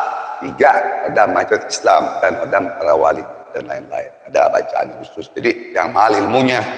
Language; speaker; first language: Indonesian; native; Indonesian